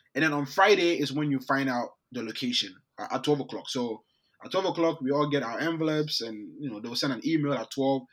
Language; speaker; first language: English; non-native, local second language; Akan